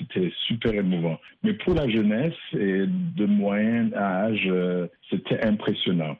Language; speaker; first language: French; non-native, local second language; Rundi